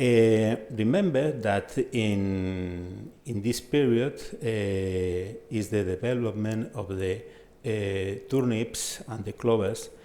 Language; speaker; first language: English; non-native, fluent; Spanish